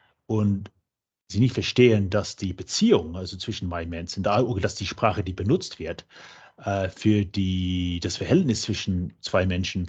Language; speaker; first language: German; non-native, fluent; English